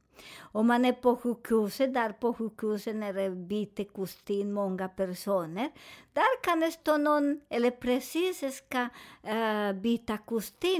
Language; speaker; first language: Swedish; non-native, fluent; Spanish